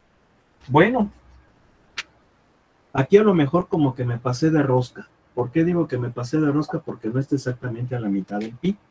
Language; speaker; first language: Spanish; native; Spanish